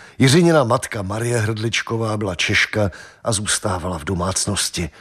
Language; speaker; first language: Czech; native; Czech